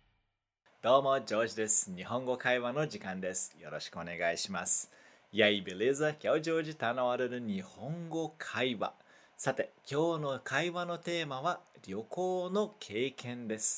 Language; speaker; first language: Japanese; non-native, fluent; Portuguese